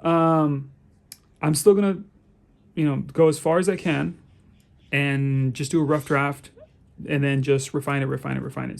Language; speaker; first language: English; native; English